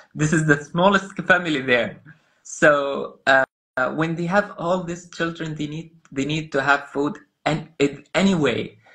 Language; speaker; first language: English; non-native, learner; Arabic